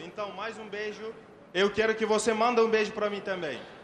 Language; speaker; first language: Portuguese; non-native, fluent; Turkish